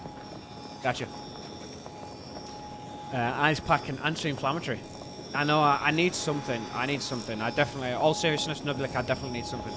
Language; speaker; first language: English; native; English